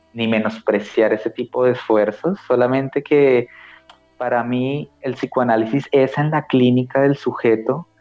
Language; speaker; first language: Spanish; native; Spanish